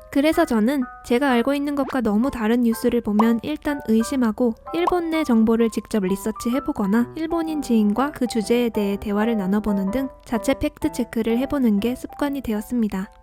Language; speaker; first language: Korean; native; Korean